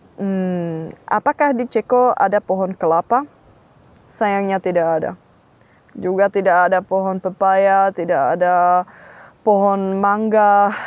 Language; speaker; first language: Indonesian; non-native, fluent; Czech